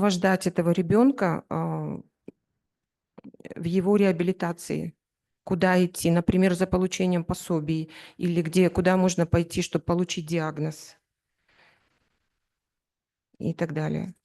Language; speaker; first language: Russian; native; Russian